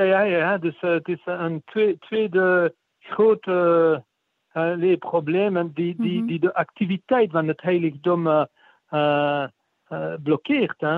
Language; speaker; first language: Dutch; non-native, fluent; French